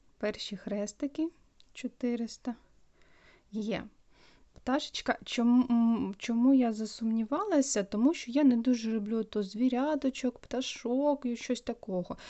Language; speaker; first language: Ukrainian; non-native, local second language; Russian